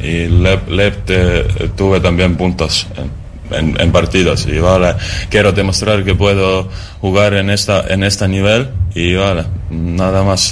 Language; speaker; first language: Spanish; non-native, learner; Estonian